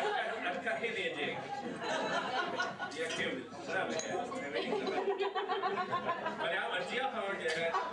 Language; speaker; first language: Welsh; native; Welsh